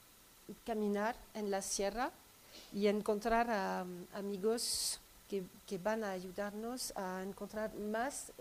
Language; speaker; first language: Spanish; non-native, fluent; French